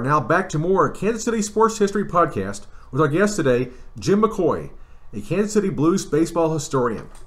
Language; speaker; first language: English; native; English